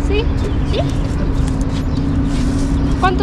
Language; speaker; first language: Spanish; non-native, learner; Korean